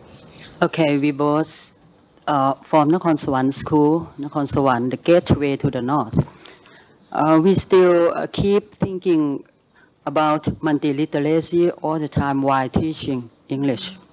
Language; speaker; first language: English; non-native, learner; Thai